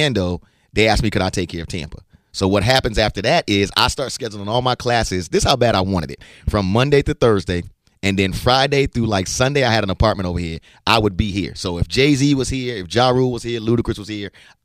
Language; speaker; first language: English; native; English